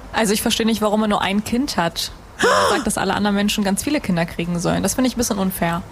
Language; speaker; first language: German; native; German